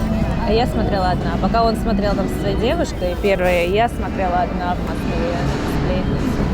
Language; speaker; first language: Russian; native; Russian